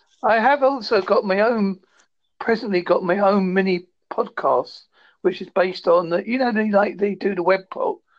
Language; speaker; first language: English; native; English